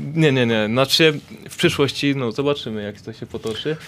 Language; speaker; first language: Polish; native; Polish